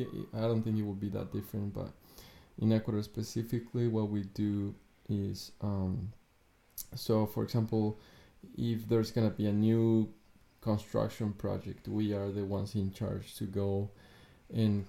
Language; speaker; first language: English; non-native, fluent; Spanish